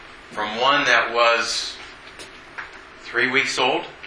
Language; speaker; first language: English; native; English